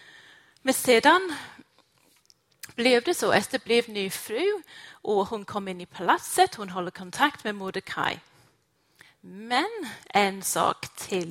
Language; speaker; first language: Swedish; non-native, fluent; English